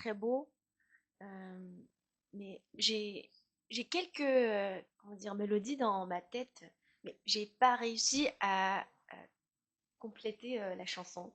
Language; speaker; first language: French; non-native, learner; Chinese